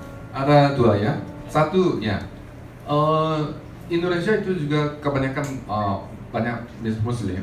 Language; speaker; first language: Indonesian; non-native, learner; Korean